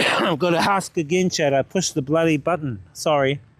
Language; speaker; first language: English; native; English